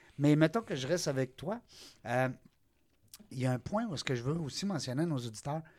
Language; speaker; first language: French; native; French